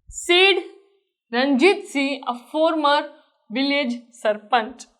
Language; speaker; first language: English; non-native, local second language; Gujarati